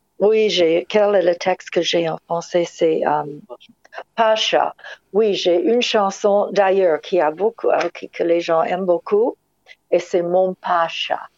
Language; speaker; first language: French; non-native, fluent; English